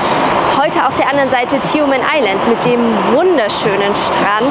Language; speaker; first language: German; native; German